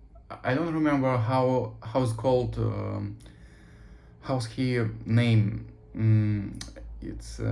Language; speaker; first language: English; non-native, learner; Russian